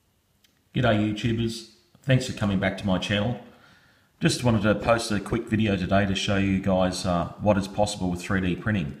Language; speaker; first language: English; native; English